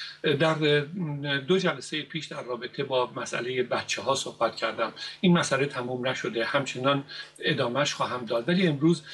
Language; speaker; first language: Persian; native; Persian